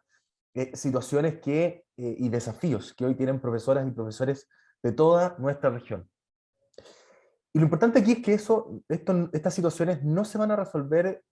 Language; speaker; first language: Spanish; native; Spanish